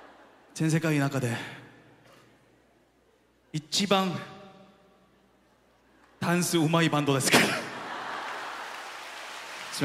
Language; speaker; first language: Japanese; non-native, fluent; Korean